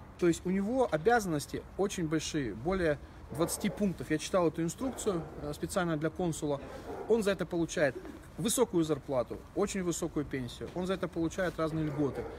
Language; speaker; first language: Russian; native; Russian